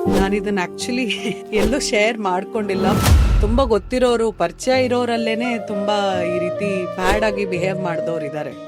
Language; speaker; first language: Kannada; native; Kannada